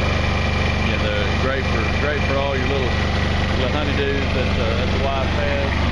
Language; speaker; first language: English; native; English